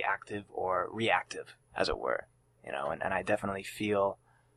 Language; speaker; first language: English; native; English